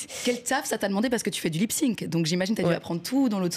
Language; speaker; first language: French; native; French